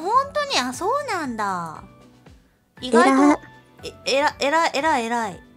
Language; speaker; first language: Japanese; native; Japanese